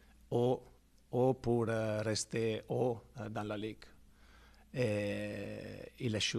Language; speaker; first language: French; non-native, learner; Italian